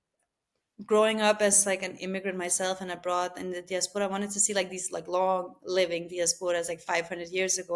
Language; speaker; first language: English; non-native, fluent; Albanian